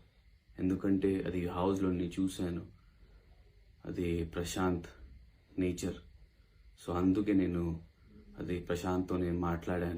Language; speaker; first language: Telugu; non-native, local second language; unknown